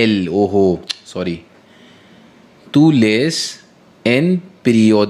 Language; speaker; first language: Spanish; non-native, learner; Hindi